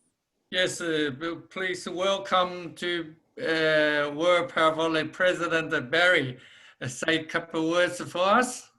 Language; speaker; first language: English; non-native, fluent; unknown